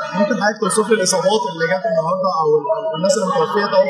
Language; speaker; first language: Arabic; native; Arabic